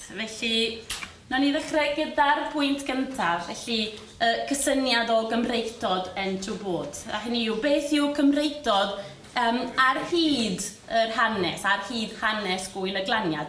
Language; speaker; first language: Welsh; non-native, fluent; Spanish